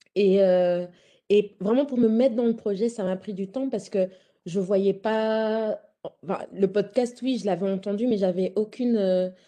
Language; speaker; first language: French; native; French